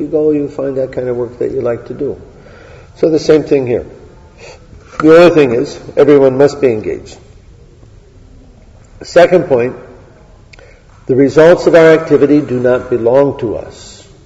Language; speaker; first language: English; native; English